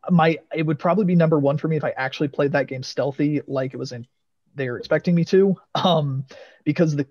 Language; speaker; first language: English; native; English